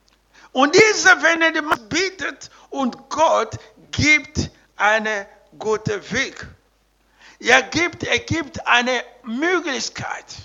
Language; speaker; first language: German; non-native, learner; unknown